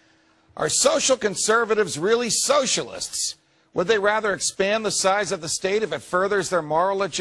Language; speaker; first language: English; native; English